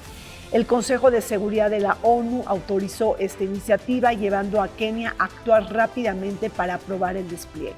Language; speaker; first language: Spanish; native; Spanish